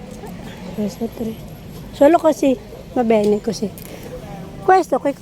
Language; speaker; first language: Italian; non-native, learner; Filipino